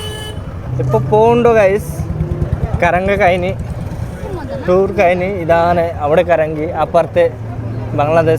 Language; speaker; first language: Malayalam; non-native, learner; Bangla